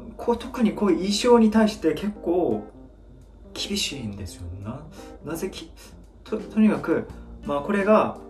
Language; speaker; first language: Japanese; non-native, fluent; Korean